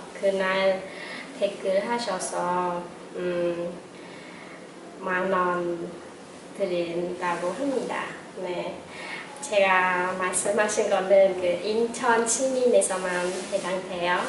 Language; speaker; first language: Korean; non-native, fluent; Khmer